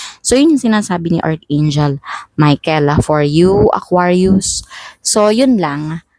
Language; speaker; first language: Filipino; non-native, local second language; Cebuano